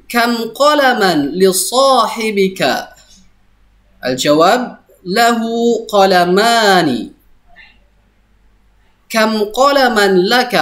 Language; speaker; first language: Arabic; non-native, fluent; Indonesian